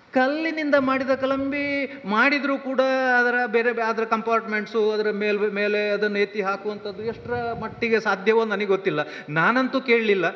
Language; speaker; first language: Kannada; non-native, local second language; Tulu